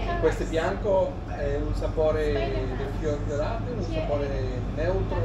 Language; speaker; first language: Italian; non-native, learner; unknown